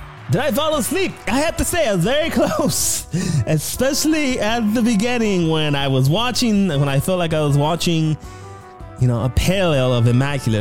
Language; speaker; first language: English; native; English